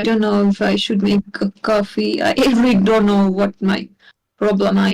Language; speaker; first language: English; non-native, learner; Hungarian